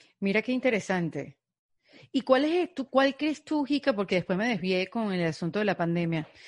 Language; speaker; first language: Spanish; native; Spanish